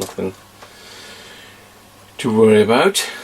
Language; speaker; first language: English; native; English